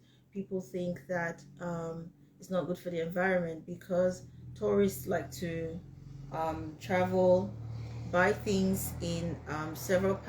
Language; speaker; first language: English; non-native, fluent; French